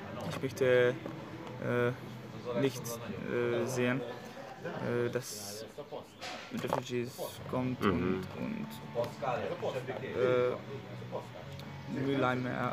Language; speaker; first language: German; non-native, learner; Hungarian